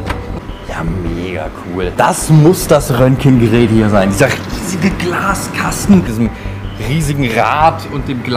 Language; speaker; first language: German; native; German